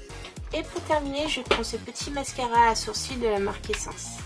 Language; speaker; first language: French; native; French